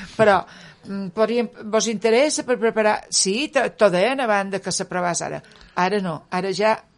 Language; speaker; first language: Catalan; native; Catalan